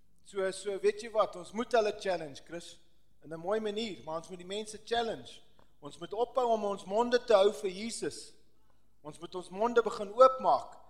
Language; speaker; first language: Afrikaans; early bilingual, heritage; Afrikaans